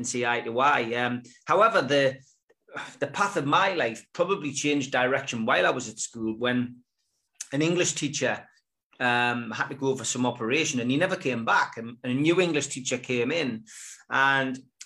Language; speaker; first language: English; native; English